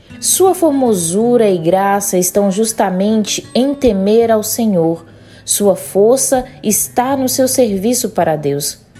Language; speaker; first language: Portuguese; native; Portuguese